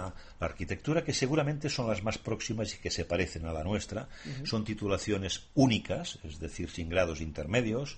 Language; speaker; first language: Spanish; native; Spanish